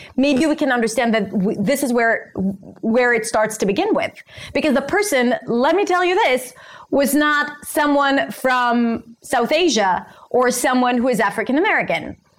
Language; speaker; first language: English; non-native, fluent; Hebrew